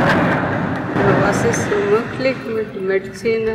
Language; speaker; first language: German; non-native, learner; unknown